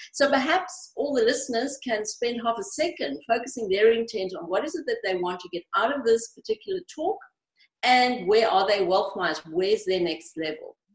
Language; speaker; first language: English; early bilingual, other home language; Greek